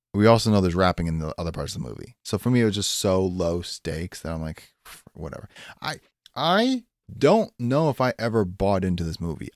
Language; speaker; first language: English; native; English